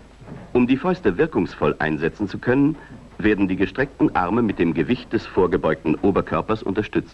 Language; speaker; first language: German; native; German